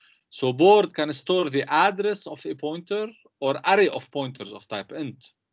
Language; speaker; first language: English; non-native, local second language; Arabic